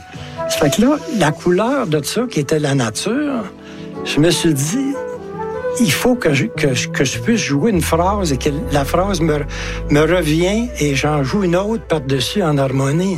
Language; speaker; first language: French; native; French